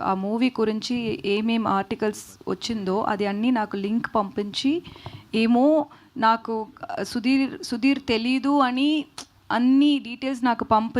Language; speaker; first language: Telugu; non-native, learner; Tamil